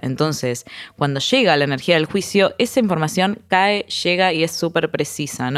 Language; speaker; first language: Spanish; native; Spanish